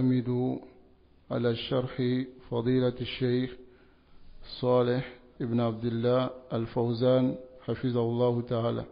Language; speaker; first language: Arabic; non-native, fluent; Dyula